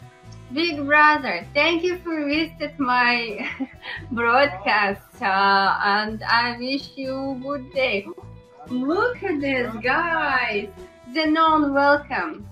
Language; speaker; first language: English; non-native, learner; Russian